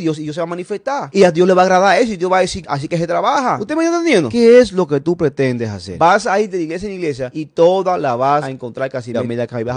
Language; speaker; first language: Spanish; native; Spanish